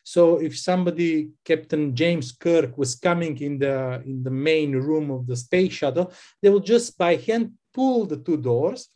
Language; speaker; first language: English; non-native, fluent; Macedonian